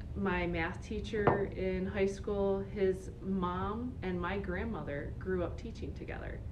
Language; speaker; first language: English; native; English